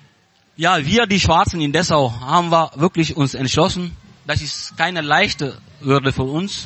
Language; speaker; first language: German; non-native, learner; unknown